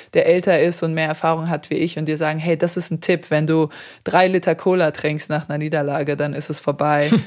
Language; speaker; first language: German; early bilingual, other home language; Serbian